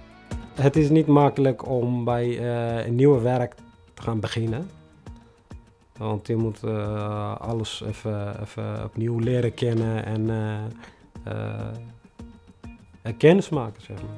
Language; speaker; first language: Dutch; non-native, fluent; Tigrinya